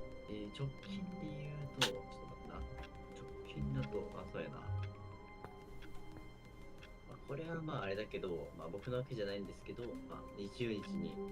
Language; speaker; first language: Japanese; native; Japanese